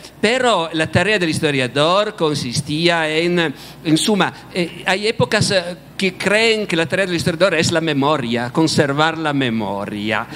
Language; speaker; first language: Spanish; non-native, fluent; Italian